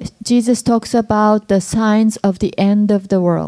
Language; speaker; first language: English; non-native, fluent; Japanese